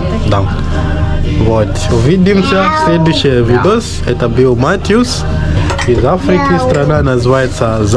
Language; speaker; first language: Russian; non-native, learner; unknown